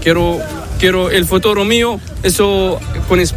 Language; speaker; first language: Spanish; non-native, learner; Arabic